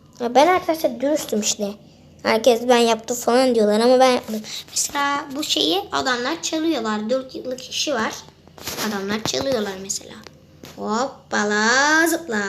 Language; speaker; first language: Turkish; native; Turkish